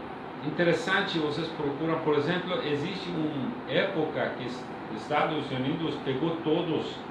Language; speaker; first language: Portuguese; non-native, learner; Persian